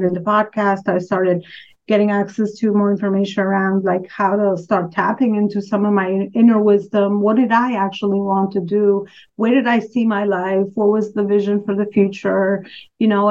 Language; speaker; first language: English; non-native, fluent; Albanian